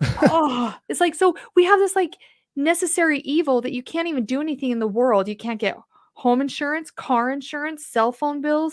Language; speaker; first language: English; native; English